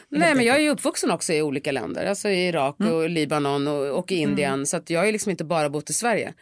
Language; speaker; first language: Swedish; early bilingual, other home language; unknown